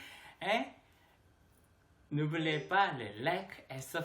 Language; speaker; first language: French; non-native, learner; Korean